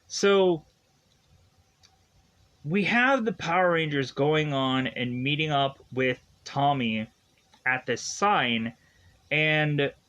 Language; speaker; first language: English; native; English